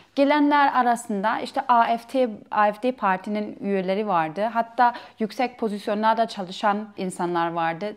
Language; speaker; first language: Turkish; non-native, fluent; German